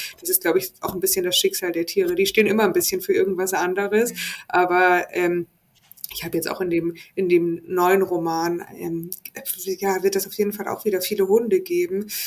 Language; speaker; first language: German; native; German